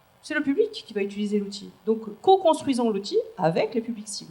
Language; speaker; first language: French; native; French